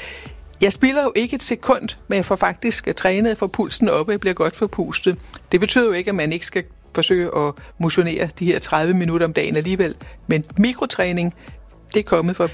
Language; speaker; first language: Danish; native; Danish